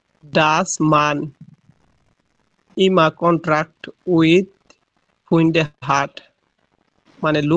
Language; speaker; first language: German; non-native, learner; Bangla